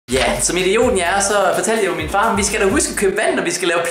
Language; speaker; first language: Danish; native; Danish